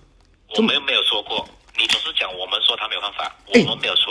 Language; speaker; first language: Chinese; native; Chinese